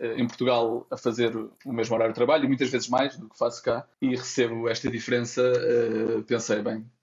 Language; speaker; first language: Portuguese; native; Portuguese